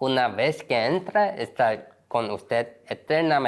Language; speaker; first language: Spanish; non-native, learner; Korean